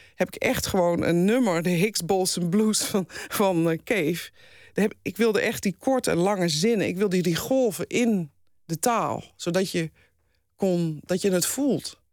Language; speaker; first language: Dutch; native; Dutch